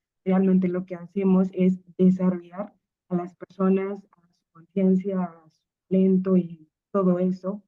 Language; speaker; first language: Spanish; non-native, fluent; Akan